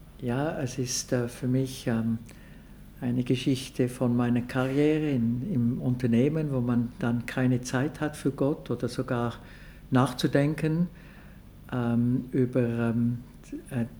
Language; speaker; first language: German; non-native, local second language; French